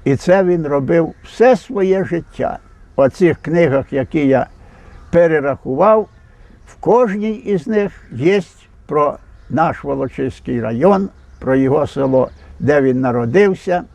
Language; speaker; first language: Ukrainian; native; Ukrainian